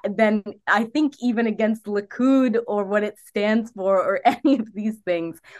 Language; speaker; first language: English; native; English